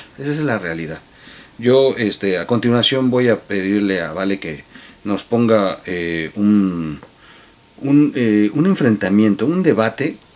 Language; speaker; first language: Spanish; native; Spanish